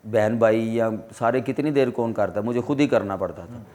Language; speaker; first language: Urdu; non-native, local second language; Punjabi